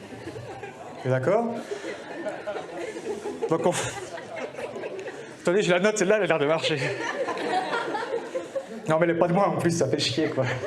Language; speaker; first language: French; native; French